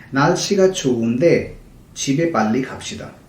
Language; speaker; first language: Korean; non-native, fluent; Hindi